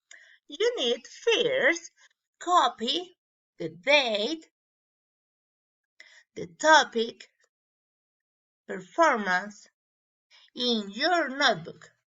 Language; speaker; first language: English; non-native, learner; Spanish